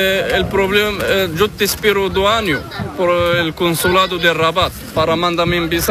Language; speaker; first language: Spanish; non-native, learner; Arabic